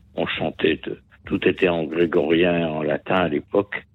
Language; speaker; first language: French; native; French